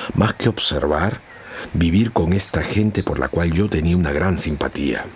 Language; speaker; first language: Spanish; non-native, local second language; Quechua